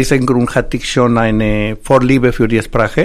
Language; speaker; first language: German; non-native, fluent; Spanish